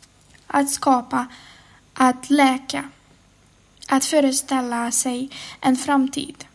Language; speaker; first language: Swedish; non-native, fluent; Ukrainian